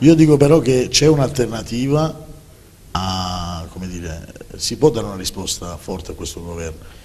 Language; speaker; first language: Italian; native; Italian